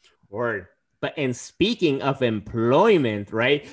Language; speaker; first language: English; early bilingual, other home language; Spanish